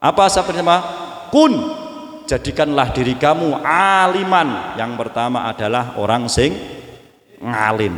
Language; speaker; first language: Indonesian; non-native, local second language; Javanese